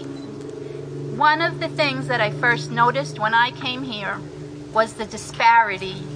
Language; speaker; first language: English; early bilingual, other home language; Spanish